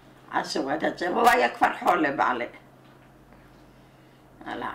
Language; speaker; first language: Hebrew; non-native, learner; Arabic